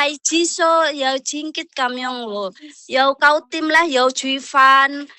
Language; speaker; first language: Chinese; non-native, learner; Indonesian